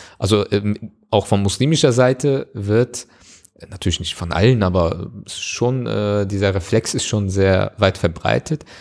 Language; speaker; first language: German; early bilingual, other home language; Turkish